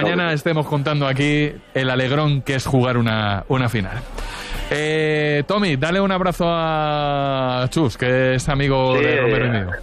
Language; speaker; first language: Spanish; native; Spanish